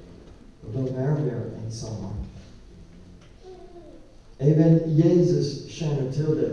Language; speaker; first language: Swedish; non-native, learner; English